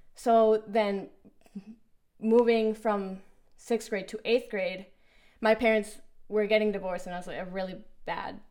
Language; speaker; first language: English; early bilingual, other home language; Spanish